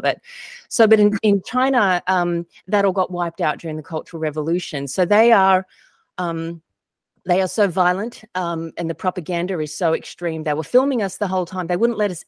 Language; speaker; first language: English; native; English